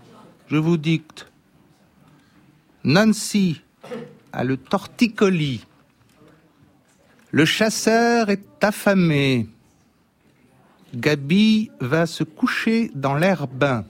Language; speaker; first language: French; native; French